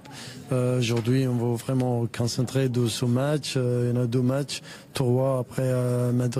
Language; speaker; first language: French; non-native, learner; Arabic